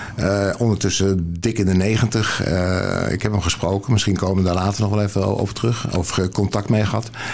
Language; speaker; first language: Dutch; native; Dutch